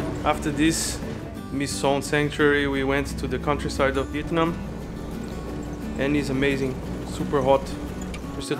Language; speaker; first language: English; non-native, learner; Portuguese